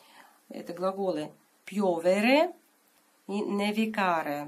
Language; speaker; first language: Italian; non-native, fluent; Russian